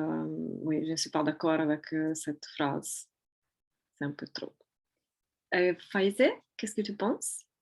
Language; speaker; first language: French; non-native, fluent; Italian